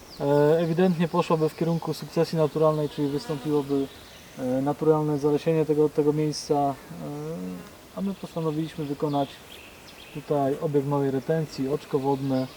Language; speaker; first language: Polish; native; Polish